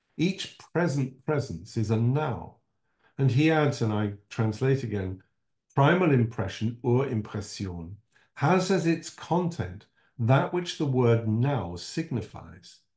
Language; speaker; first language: English; native; English